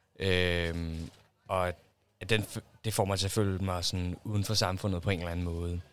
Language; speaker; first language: Danish; early bilingual, other home language; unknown